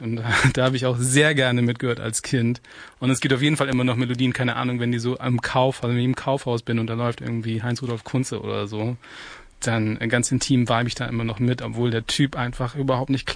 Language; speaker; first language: German; native; German